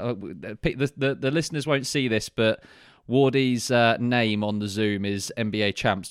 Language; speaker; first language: English; native; English